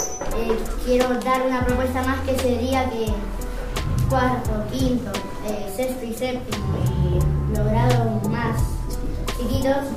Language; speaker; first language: Spanish; native; Spanish